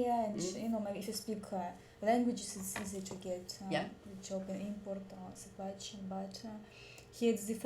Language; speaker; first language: English; non-native, learner; Russian